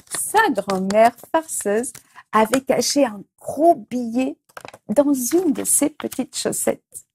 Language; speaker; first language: French; non-native, fluent; Portuguese